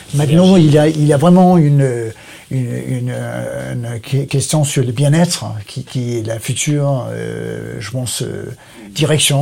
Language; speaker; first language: French; non-native, learner; Danish